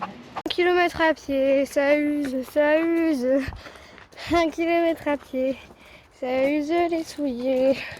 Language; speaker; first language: French; native; French